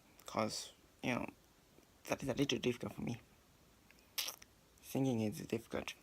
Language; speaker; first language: English; non-native, learner; Japanese